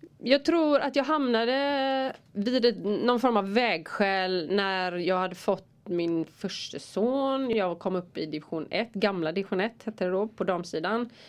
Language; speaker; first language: Swedish; native; Swedish